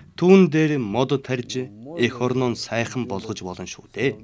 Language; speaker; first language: Mongolian; non-native, fluent; Persian